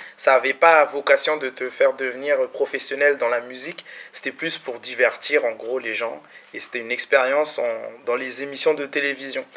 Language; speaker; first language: French; early bilingual, other home language; Malagasy